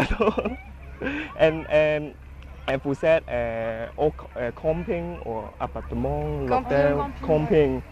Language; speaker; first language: French; non-native, learner; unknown